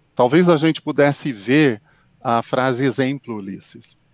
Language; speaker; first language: Portuguese; non-native, fluent; English